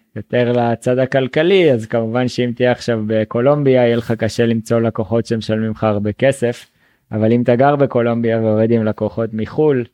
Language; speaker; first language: Hebrew; native; Hebrew